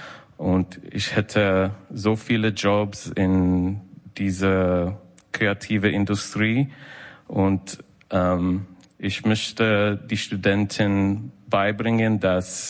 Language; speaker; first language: German; non-native, fluent; English